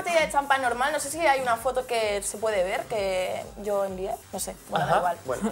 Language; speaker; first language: Spanish; native; Spanish